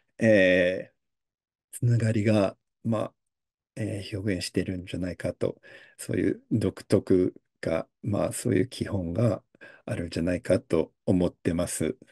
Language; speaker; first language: Japanese; early bilingual, heritage; Japanese